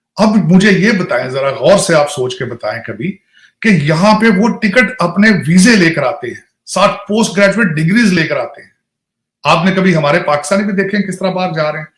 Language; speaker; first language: Urdu; native; Urdu